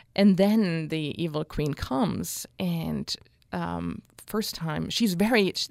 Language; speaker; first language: English; non-native, fluent; German